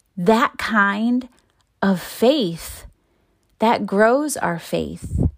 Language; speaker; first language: English; native; English